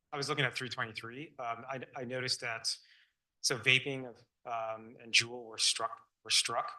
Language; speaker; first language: English; non-native, fluent; Chinese